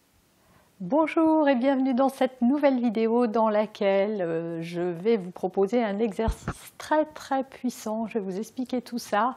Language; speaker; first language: French; native; French